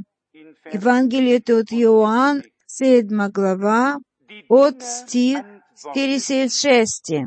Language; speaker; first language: Bulgarian; non-native, fluent; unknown